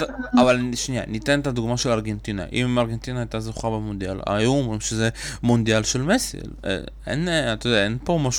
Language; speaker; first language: Hebrew; native; Hebrew